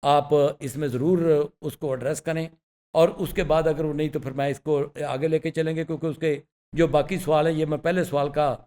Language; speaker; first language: Urdu; non-native, local second language; Punjabi